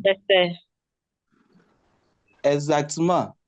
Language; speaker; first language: French; non-native, learner; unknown